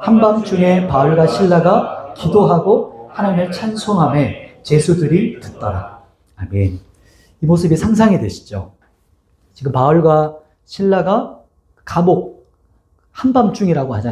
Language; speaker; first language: Korean; native; Korean